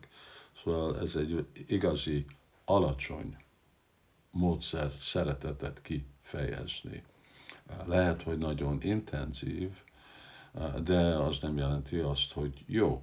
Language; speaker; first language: Hungarian; non-native, fluent; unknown